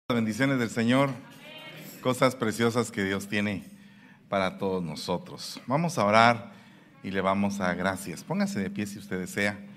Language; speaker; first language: Spanish; native; Spanish